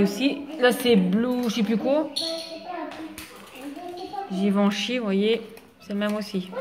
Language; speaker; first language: French; native; French